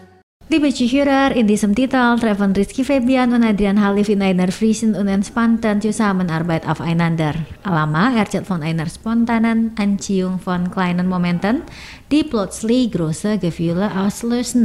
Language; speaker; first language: German; non-native, fluent; Indonesian